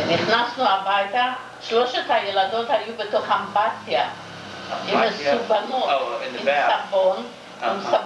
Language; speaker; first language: Hebrew; non-native, fluent; Yiddish